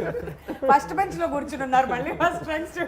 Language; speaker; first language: Telugu; native; Telugu